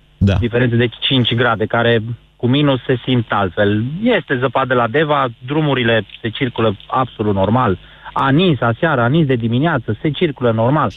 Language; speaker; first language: Romanian; native; Romanian